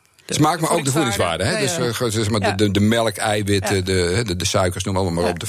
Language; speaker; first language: Dutch; native; Dutch